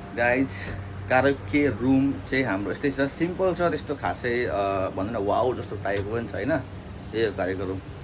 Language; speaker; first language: Nepali; native; Nepali